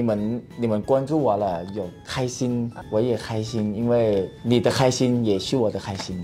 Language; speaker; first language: Chinese; non-native, learner; Thai